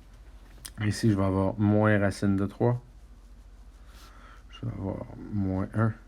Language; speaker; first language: French; native; French